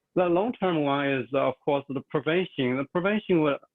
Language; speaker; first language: English; non-native, fluent; Chinese